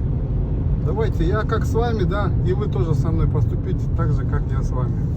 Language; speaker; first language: Russian; non-native, local second language; Kyrgyz